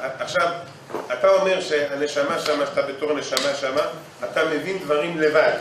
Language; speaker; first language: Hebrew; native; Hebrew